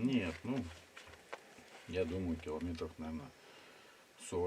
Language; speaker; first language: Russian; native; Russian